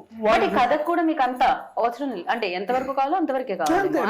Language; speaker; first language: Telugu; native; Telugu